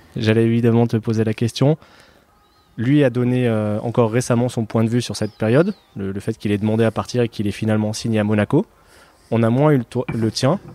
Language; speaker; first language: French; native; French